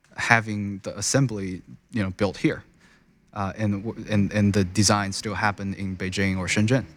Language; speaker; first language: English; non-native, fluent; Chinese